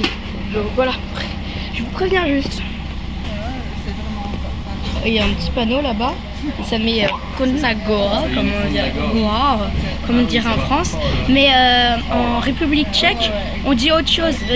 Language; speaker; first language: French; native; French